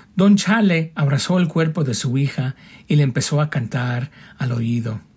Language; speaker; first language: Spanish; early bilingual, heritage; Spanish